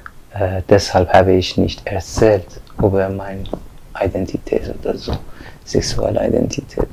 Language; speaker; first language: German; non-native, learner; Persian